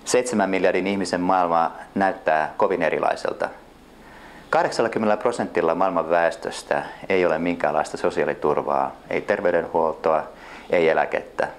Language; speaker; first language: Finnish; native; Finnish